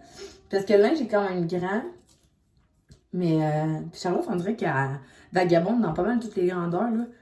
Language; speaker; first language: French; native; French